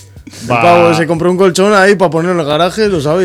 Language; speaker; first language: Spanish; native; Spanish